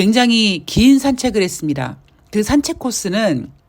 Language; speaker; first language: Korean; native; Korean